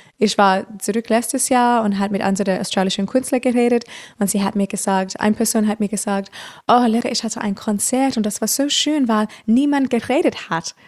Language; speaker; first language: German; non-native, fluent; English